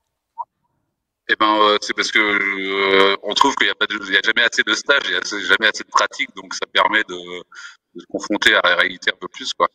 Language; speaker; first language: French; native; French